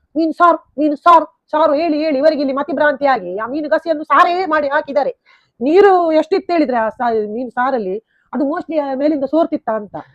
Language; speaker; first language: Kannada; native; Kannada